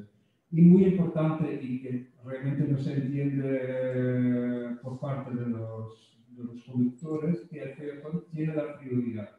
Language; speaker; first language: Spanish; non-native, fluent; Dutch